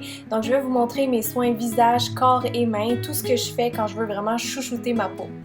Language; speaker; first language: French; native; French